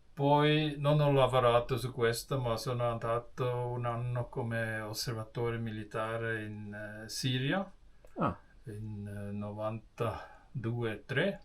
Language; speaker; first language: Italian; non-native, fluent; German